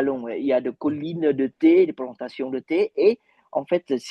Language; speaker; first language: French; non-native, fluent; Vietnamese